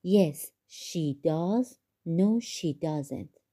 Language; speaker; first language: English; non-native, fluent; Persian